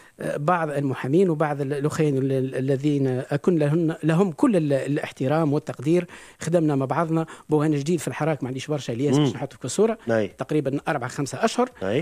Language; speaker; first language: Arabic; native; Arabic